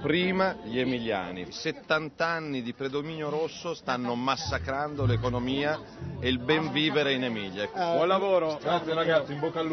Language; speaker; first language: Italian; native; Italian